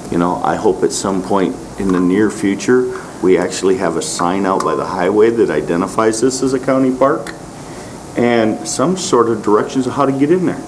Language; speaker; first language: English; native; English